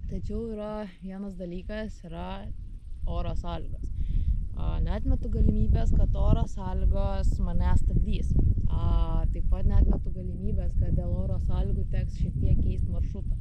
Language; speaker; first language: Lithuanian; native; Lithuanian